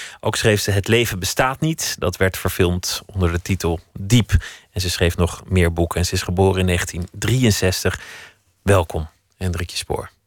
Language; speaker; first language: Dutch; native; Dutch